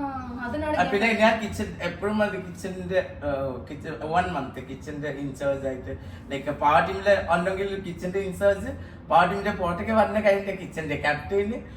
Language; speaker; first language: Malayalam; non-native, local second language; Assamese